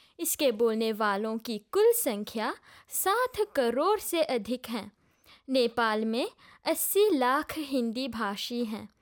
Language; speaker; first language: Hindi; non-native, local second language; Morisyen